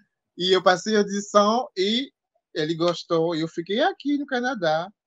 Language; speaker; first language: Portuguese; non-native, fluent; French